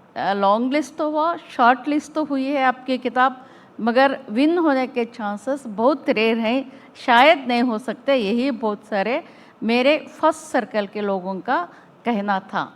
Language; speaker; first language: Hindi; non-native, local second language; Urdu